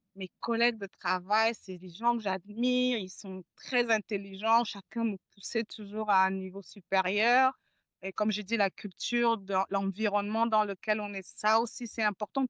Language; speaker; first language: French; native; French